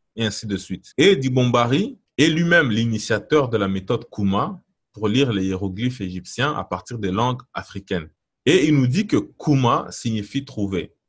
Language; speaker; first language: French; non-native, local second language; Lingala